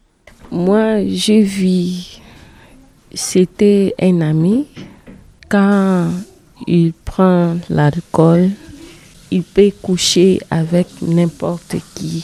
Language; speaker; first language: French; non-native, learner; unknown